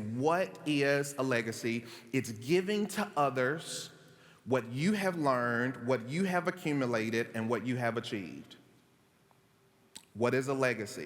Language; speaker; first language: English; native; English